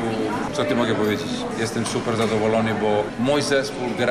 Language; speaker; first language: Polish; non-native, learner; Serbian